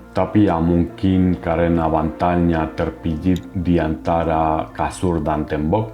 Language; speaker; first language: Indonesian; non-native, fluent; Spanish